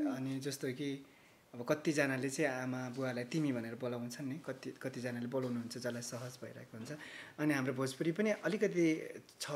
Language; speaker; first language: Nepali; native; Nepali